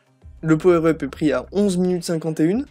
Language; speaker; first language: French; native; French